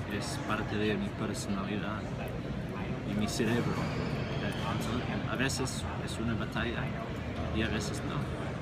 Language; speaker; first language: Spanish; non-native, learner; English